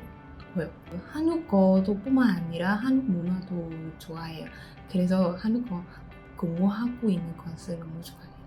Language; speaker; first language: Korean; non-native, learner; Vietnamese